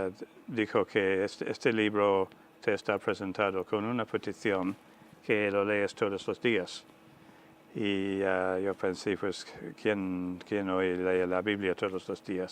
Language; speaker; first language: Spanish; non-native, fluent; English